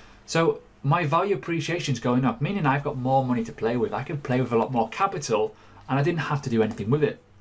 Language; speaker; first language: English; native; English